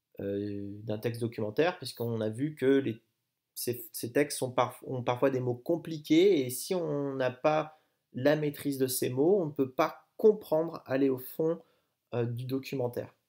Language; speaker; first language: French; native; French